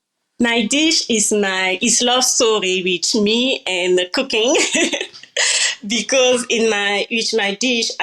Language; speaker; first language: English; non-native, learner; French